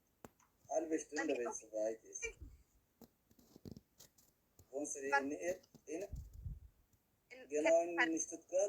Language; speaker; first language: German; non-native, learner; Tigrinya